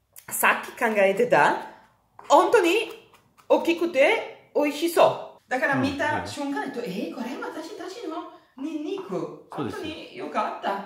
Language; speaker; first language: Japanese; non-native, learner; Italian